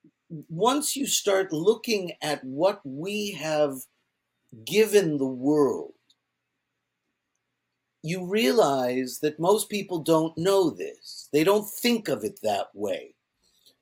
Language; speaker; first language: English; early bilingual, other home language; Yiddish